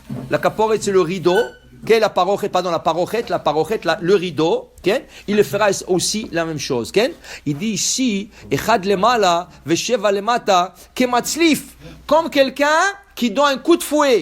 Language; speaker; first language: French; non-native, fluent; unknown